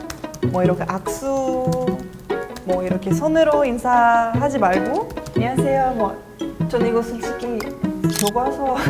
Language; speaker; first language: Korean; non-native, fluent; Russian